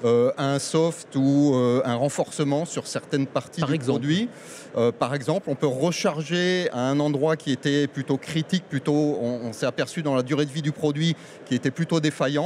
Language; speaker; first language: French; native; French